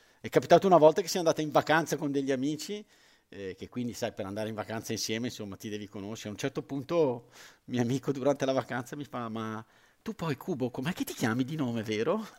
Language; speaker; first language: Italian; native; Italian